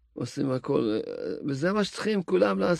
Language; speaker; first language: Hebrew; non-native, fluent; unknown